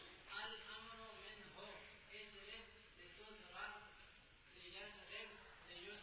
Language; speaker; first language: Arabic; non-native, learner; Punjabi